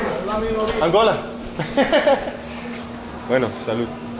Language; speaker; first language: Spanish; non-native, learner; English